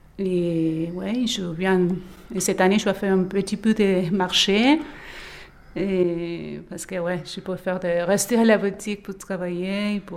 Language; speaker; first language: French; non-native, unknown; Spanish